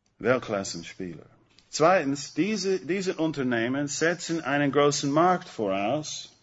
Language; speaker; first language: German; non-native, fluent; English